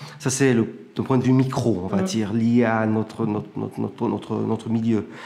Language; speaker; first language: French; early bilingual, heritage; French